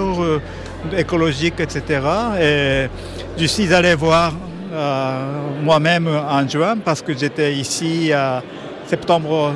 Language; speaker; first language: French; non-native, fluent; Japanese